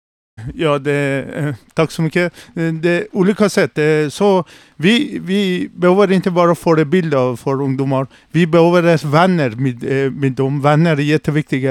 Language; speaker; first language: Swedish; non-native, learner; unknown